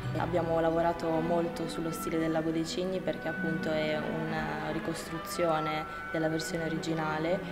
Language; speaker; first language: Italian; native; Italian